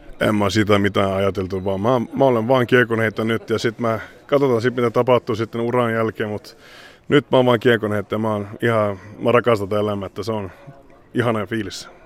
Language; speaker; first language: Finnish; early bilingual, heritage; Finnish